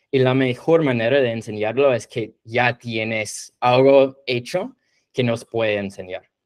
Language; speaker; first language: Spanish; non-native, fluent; English